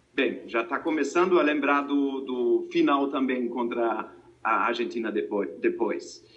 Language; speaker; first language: Portuguese; non-native, fluent; German